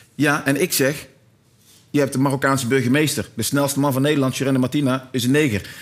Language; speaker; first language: Dutch; native; Dutch